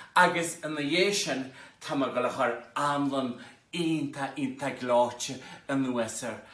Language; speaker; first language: Irish; native; Irish